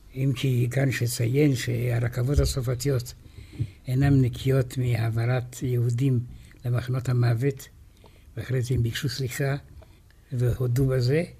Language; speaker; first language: Hebrew; non-native, fluent; Romanian